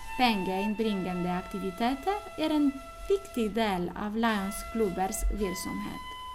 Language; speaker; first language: Norwegian; non-native, fluent; Romanian